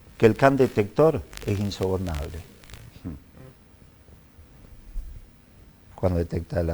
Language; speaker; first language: Spanish; native; Spanish